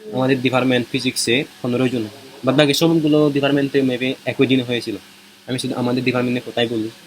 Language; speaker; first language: Bangla; non-native, local second language; Chakma